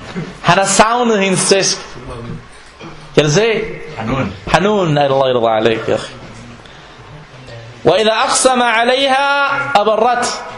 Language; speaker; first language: Danish; non-native, fluent; Arabic